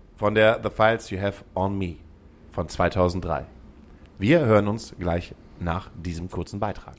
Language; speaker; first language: German; native; German